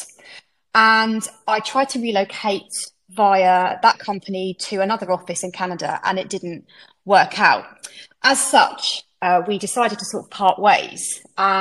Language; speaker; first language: English; native; English